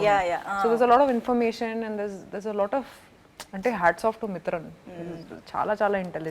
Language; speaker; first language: Telugu; non-native, fluent; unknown